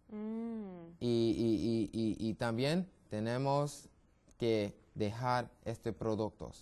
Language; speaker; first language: Spanish; non-native, learner; English